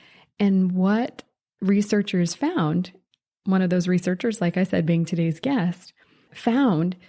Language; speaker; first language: English; native; English